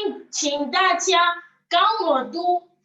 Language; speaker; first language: Chinese; non-native, learner; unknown